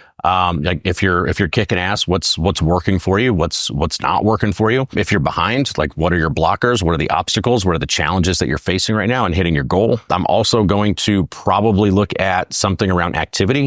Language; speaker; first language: English; native; English